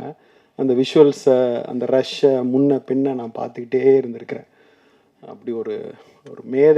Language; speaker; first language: Tamil; native; Tamil